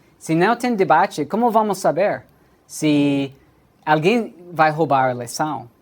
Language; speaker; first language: Portuguese; non-native, fluent; English